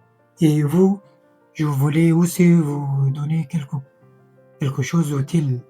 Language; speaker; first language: French; non-native, fluent; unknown